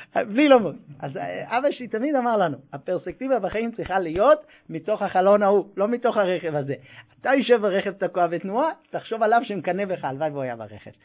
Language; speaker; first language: Hebrew; non-native, fluent; English